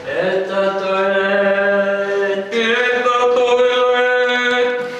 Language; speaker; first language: Russian; non-native, learner; Estonian